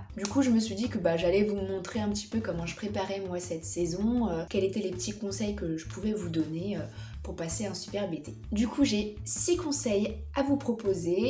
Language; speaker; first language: French; native; French